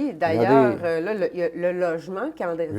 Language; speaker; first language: French; native; French